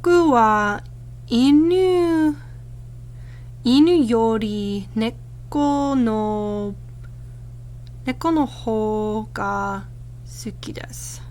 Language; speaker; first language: Japanese; non-native, learner; English